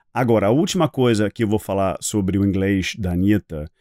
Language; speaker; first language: Portuguese; non-native, fluent; English